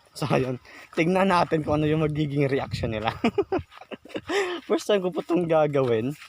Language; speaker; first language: Filipino; non-native, local second language; Cebuano